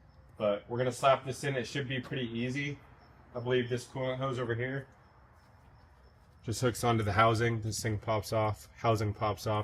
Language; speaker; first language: English; native; English